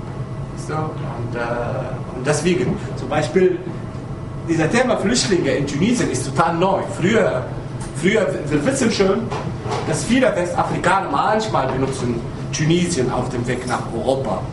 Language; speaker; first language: German; non-native, fluent; Arabic